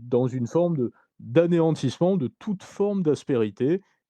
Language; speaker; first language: French; native; French